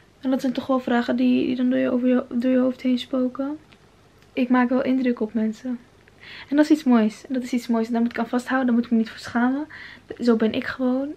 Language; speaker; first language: Dutch; early bilingual, other home language; Arabic